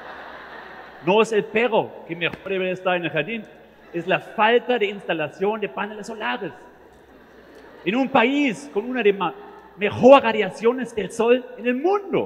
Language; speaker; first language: Spanish; non-native, fluent; German